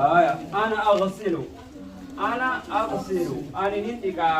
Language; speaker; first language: Arabic; non-native, fluent; Oromo